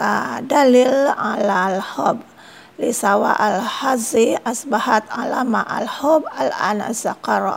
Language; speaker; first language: Arabic; non-native, fluent; Indonesian